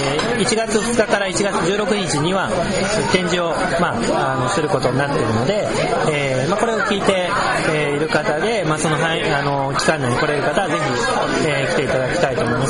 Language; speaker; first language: Japanese; native; Japanese